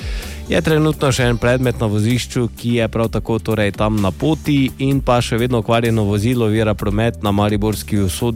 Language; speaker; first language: Slovenian; native; Slovenian